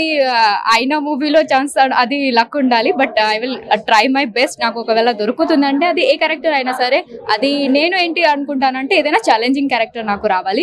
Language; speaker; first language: Telugu; non-native, fluent; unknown